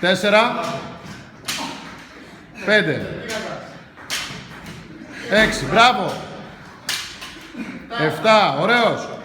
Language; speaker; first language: Greek; native; Greek